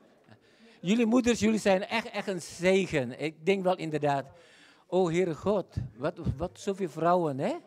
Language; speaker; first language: Dutch; non-native, fluent; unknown